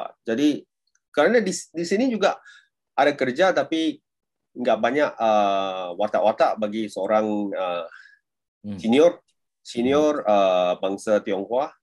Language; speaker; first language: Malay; non-native, local second language; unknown